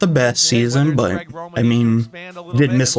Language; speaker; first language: English; native; English